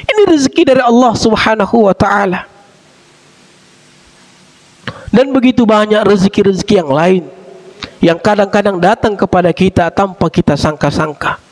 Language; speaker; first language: Indonesian; native; Indonesian